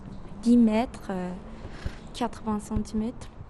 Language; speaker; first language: French; non-native, fluent; Japanese